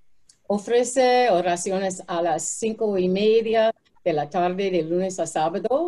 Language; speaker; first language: Spanish; non-native, fluent; English